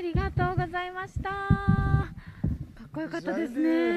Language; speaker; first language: Japanese; native; Japanese